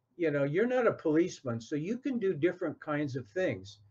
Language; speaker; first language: English; native; English